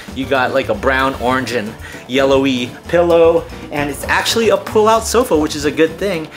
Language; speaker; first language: English; native; English